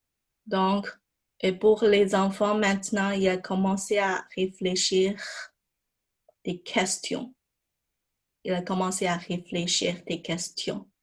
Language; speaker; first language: French; non-native, fluent; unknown